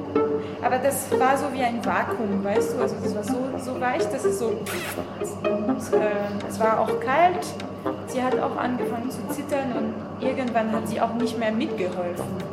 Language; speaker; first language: German; non-native, learner; French